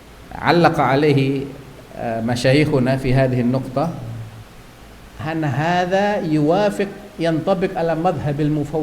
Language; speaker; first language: Arabic; non-native, fluent; Indonesian